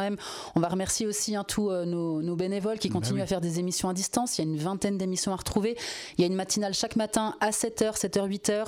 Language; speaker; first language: French; native; French